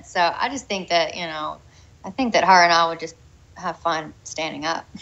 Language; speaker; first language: English; native; English